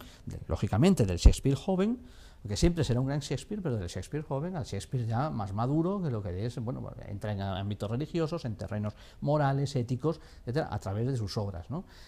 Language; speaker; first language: Spanish; native; Spanish